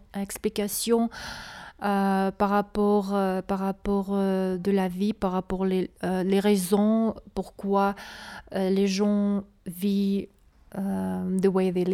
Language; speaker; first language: French; non-native, learner; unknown